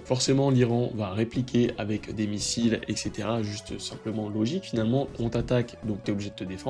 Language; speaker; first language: French; native; French